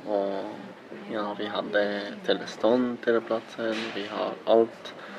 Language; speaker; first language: Swedish; non-native, learner; Arabic